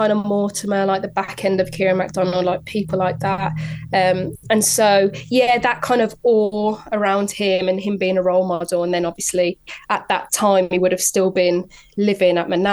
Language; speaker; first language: English; native; English